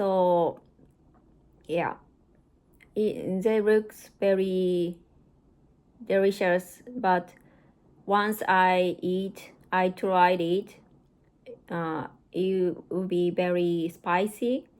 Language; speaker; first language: English; non-native, learner; Japanese